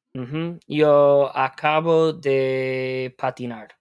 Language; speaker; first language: Spanish; non-native, fluent; English